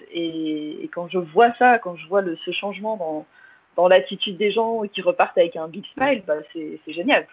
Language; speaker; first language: French; early bilingual, other home language; English